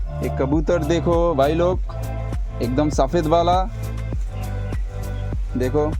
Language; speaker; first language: Hindi; non-native, local second language; Bangla